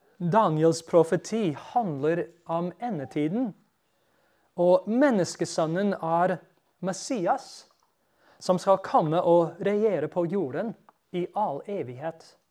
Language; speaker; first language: Norwegian; non-native, fluent; English